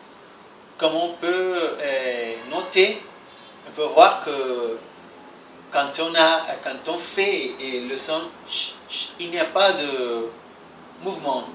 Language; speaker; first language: French; non-native, fluent; Spanish